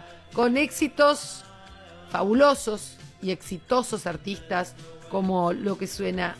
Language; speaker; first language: Spanish; native; Spanish